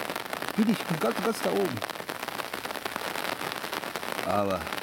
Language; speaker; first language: German; non-native, learner; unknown